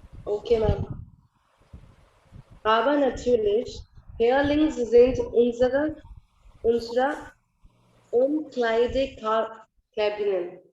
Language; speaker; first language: German; non-native, learner; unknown